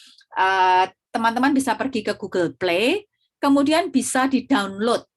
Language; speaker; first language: Indonesian; native; Indonesian